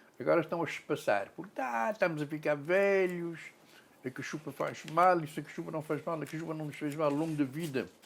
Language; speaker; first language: Portuguese; non-native, local second language; Kabuverdianu